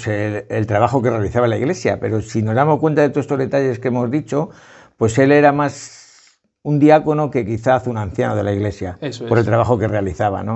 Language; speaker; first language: Spanish; native; Spanish